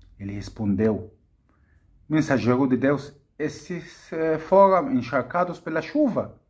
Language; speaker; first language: Portuguese; non-native, fluent; Arabic